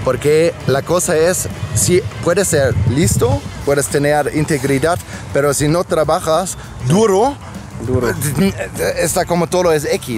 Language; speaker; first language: Spanish; non-native, fluent; German